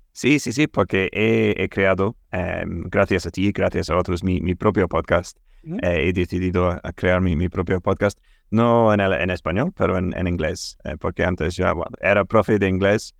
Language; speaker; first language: Spanish; non-native, fluent; English